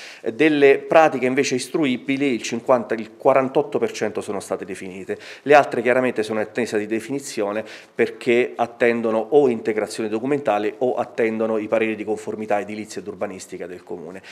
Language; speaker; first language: Italian; native; Italian